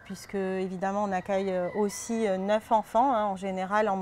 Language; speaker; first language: French; native; French